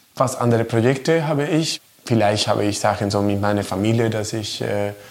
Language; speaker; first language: German; non-native, learner; Spanish